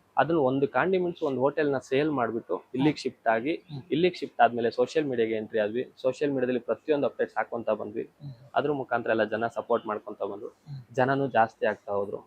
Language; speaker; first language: Kannada; native; Kannada